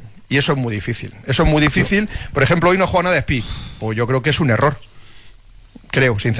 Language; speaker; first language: Spanish; native; Spanish